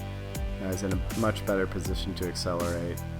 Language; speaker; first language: English; native; English